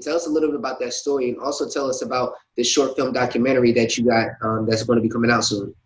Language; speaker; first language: English; native; English